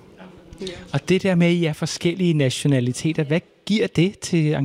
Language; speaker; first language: Danish; native; Danish